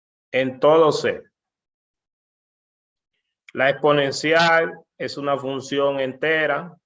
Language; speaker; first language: Spanish; native; Spanish